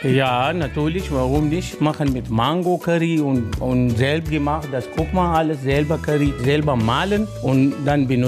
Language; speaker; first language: German; non-native, learner; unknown